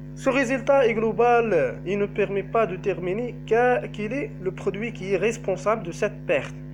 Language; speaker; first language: French; non-native, local second language; Arabic